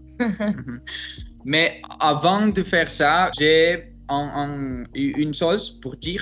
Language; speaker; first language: French; non-native, learner; Greek